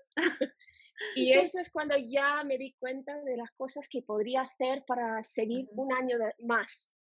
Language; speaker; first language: Spanish; non-native, fluent; English